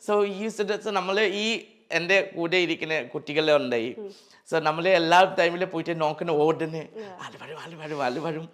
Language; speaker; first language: Malayalam; non-native, learner; Assamese